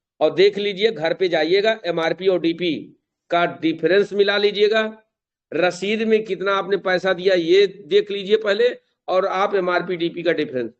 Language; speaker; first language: Hindi; native; Hindi